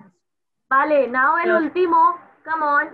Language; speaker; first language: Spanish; non-native, fluent; Hindi